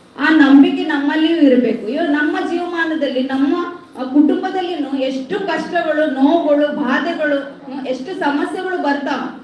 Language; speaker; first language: Kannada; non-native, local second language; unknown